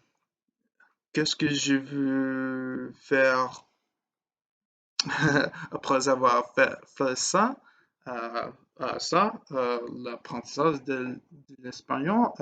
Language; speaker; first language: French; non-native, learner; English